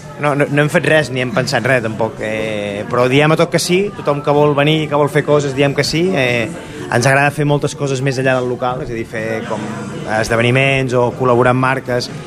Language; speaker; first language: Catalan; native; Catalan